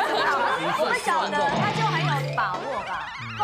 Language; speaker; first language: Chinese; native; Chinese